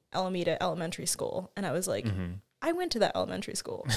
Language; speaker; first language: English; native; English